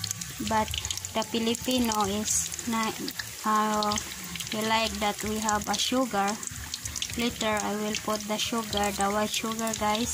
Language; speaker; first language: English; non-native, learner; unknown